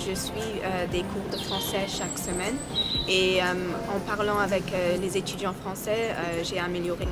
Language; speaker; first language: French; non-native, fluent; English